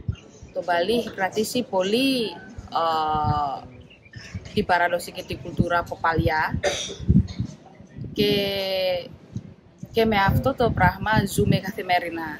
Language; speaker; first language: Greek; non-native, fluent; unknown